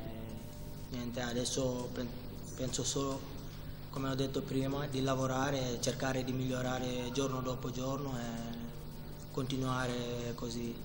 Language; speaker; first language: Italian; non-native, fluent; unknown